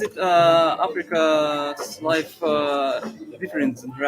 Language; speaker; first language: English; non-native, learner; Russian